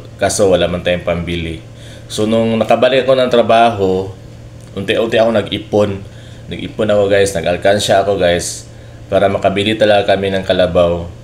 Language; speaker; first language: Filipino; non-native, local second language; Cebuano